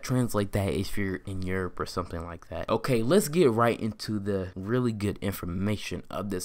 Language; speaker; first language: English; native; English